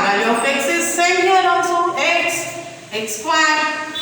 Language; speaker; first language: English; non-native, local second language; Kannada